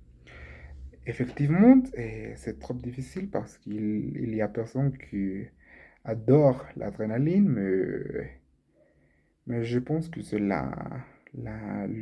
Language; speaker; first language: French; non-native, learner; Spanish